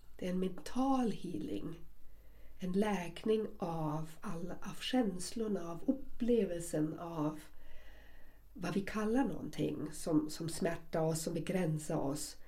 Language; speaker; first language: Swedish; non-native, fluent; German